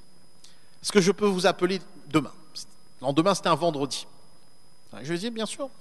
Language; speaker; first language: French; native; French